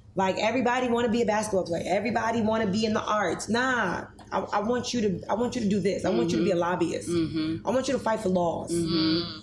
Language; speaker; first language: English; native; English